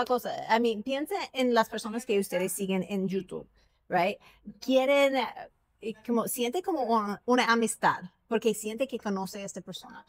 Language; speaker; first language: Spanish; non-native, fluent; English